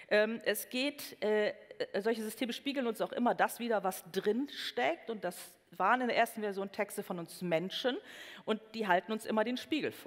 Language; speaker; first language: German; native; German